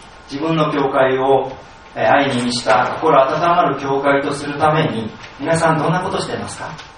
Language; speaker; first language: Japanese; native; Japanese